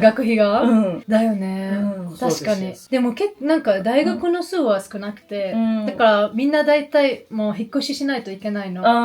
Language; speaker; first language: Japanese; non-native, fluent; Swedish